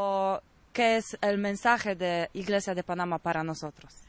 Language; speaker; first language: Spanish; non-native, learner; Polish